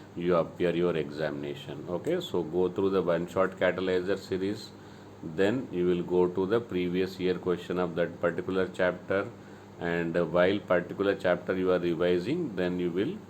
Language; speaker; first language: English; non-native, local second language; Telugu